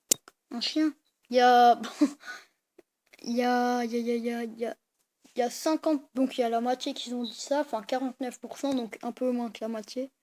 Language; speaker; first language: French; native; French